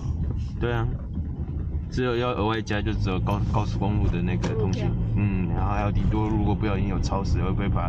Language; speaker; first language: Chinese; native; Chinese